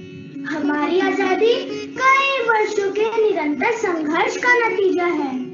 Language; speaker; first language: Hindi; native; Hindi